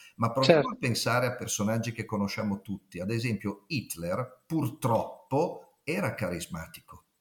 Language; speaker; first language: Italian; native; Italian